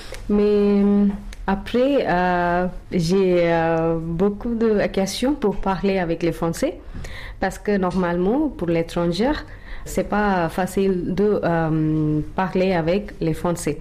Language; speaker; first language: French; non-native, learner; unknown